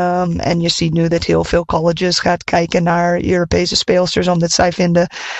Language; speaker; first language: Dutch; non-native, fluent; English